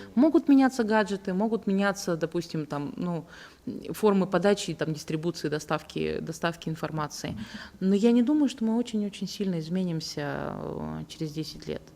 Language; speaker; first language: Russian; native; Russian